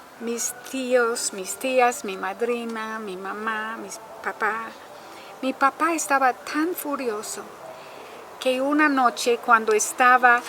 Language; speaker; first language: Spanish; non-native, fluent; English